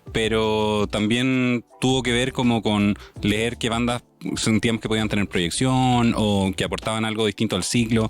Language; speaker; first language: Spanish; native; Spanish